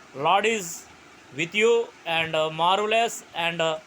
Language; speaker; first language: English; non-native, local second language; Telugu